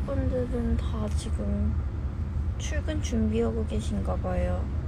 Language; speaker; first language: Korean; early bilingual, heritage; Korean